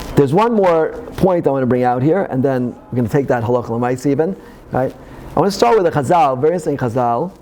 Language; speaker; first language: English; native; English